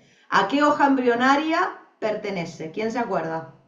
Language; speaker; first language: Spanish; native; Spanish